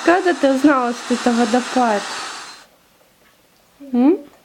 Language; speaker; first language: Russian; native; Russian